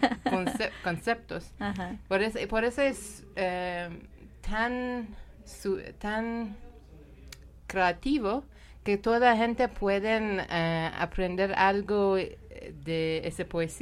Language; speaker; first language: Spanish; non-native, learner; Persian